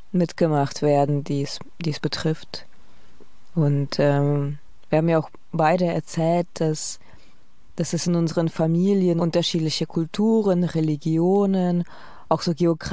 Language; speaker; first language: German; non-native, fluent; Russian